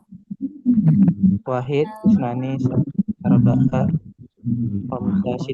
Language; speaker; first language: Arabic; non-native, learner; Indonesian